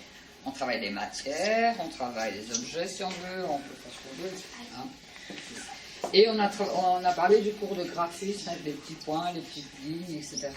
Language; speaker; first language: French; native; French